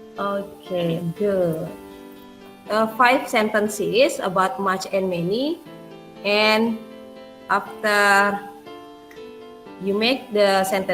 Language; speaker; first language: English; non-native, fluent; Indonesian